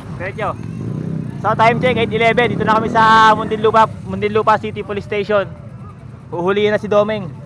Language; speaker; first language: Filipino; native; Filipino